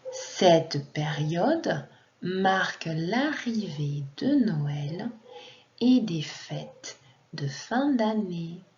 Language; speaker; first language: French; non-native, fluent; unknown